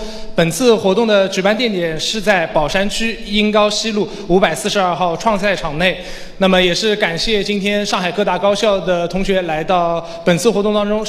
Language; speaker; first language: Chinese; native; Chinese